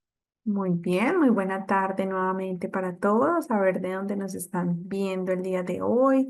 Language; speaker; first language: Spanish; native; Spanish